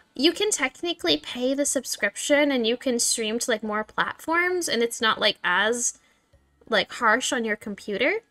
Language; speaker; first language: English; native; English